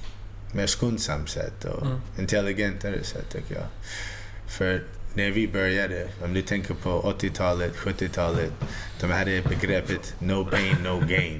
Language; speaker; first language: Swedish; early bilingual, heritage; Swedish